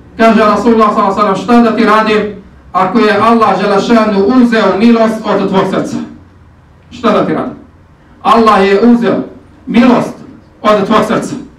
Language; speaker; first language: Bosnian; native; Bosnian